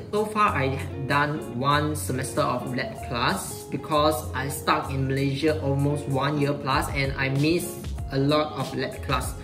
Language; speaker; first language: English; non-native, local second language; Chinese